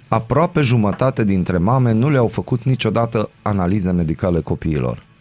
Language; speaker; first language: Romanian; non-native, local second language; Hungarian